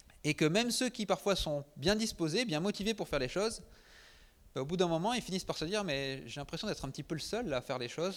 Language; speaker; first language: French; native; French